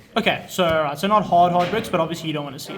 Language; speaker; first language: English; native; English